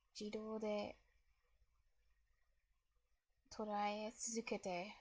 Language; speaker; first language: Japanese; non-native, learner; English